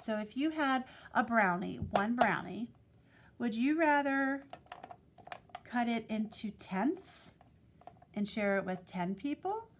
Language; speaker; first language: English; native; English